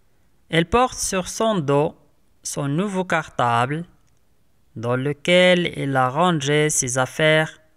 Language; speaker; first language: French; non-native, local second language; Arabic